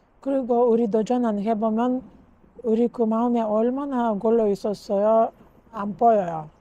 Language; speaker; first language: Korean; non-native, learner; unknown